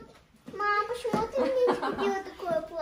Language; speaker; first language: Russian; early bilingual, heritage; Russian